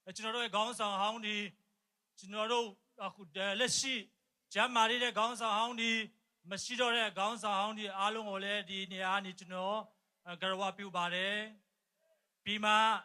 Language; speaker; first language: Burmese; non-native, local second language; Hakha Chin